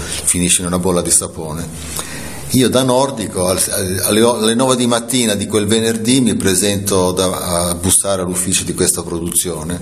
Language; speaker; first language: Italian; native; Italian